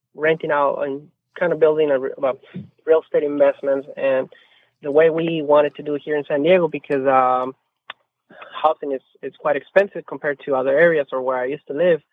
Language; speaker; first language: English; non-native, fluent; Spanish